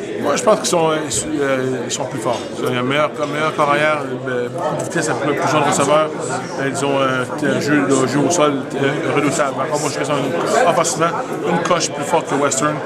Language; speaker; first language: French; native; French